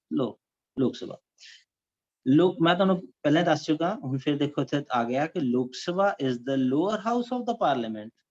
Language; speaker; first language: Hindi; non-native, local second language; Punjabi